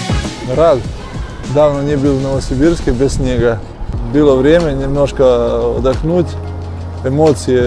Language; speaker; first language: Russian; non-native, learner; Serbian